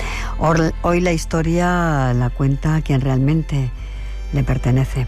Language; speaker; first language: Spanish; native; Spanish